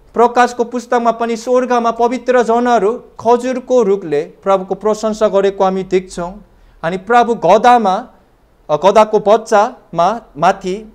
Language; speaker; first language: Nepali; non-native, fluent; Korean